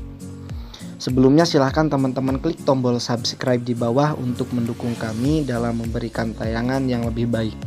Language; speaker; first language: Indonesian; native; Indonesian